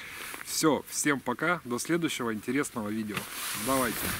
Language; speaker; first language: Russian; native; Russian